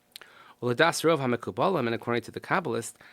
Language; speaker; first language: English; native; English